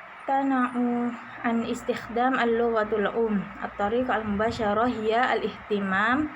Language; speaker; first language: Arabic; non-native, learner; Indonesian